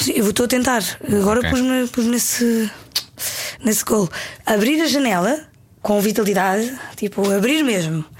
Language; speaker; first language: Portuguese; native; Portuguese